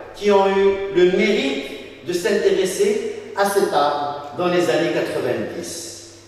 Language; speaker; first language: French; non-native, local second language; Arabic